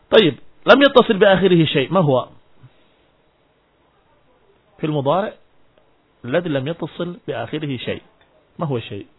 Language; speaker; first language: Arabic; non-native, fluent; Indonesian